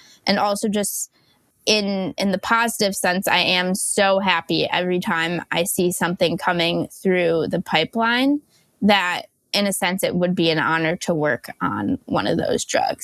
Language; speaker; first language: English; native; English